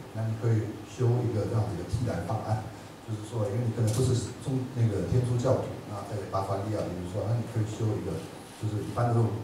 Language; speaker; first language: Chinese; non-native, fluent; German